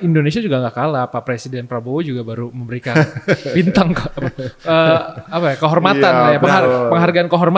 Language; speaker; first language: Indonesian; native; Indonesian